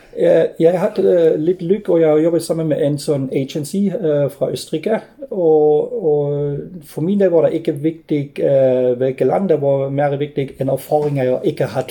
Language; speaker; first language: Norwegian; non-native, fluent; German